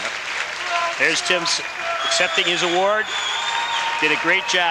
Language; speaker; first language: English; native; English